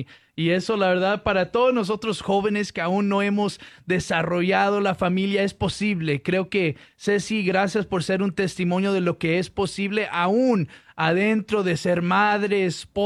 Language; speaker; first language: Spanish; early bilingual, heritage; Spanish